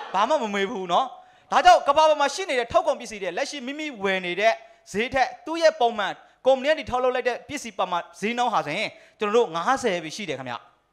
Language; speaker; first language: Burmese; native; Burmese